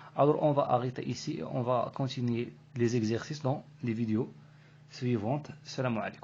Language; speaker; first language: French; non-native, local second language; Arabic